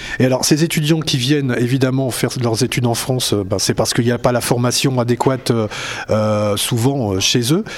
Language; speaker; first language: French; native; French